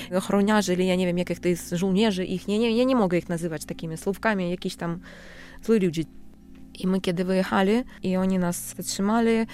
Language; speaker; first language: Polish; non-native, learner; Russian